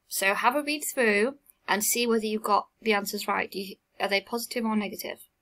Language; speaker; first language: English; native; English